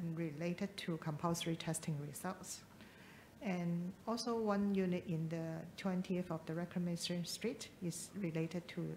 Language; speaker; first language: English; non-native, local second language; Chinese